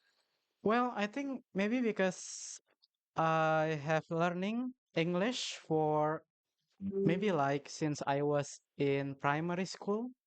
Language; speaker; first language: English; non-native, learner; Indonesian